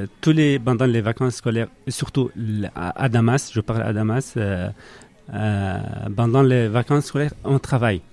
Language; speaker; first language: French; non-native, learner; Arabic